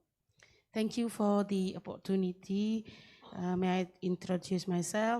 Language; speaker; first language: English; non-native, learner; Indonesian